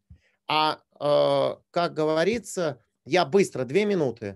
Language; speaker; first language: Russian; native; Russian